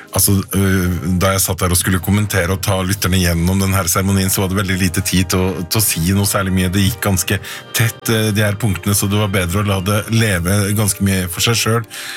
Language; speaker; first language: Norwegian; native; Norwegian